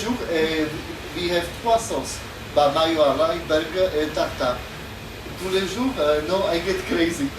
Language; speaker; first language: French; non-native, learner; Slovak